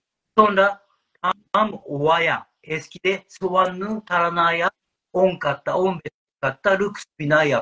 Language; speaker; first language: Turkish; non-native, learner; Japanese